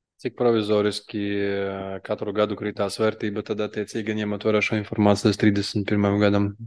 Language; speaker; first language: Latvian; non-native, local second language; Russian